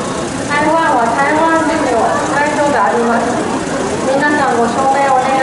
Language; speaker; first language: Japanese; non-native, learner; Chinese